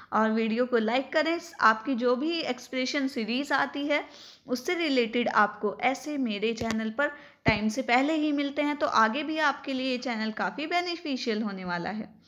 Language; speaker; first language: Hindi; native; Hindi